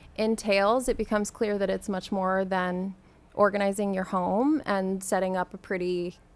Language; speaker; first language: English; native; English